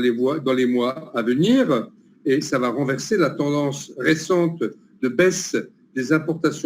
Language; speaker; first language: French; native; French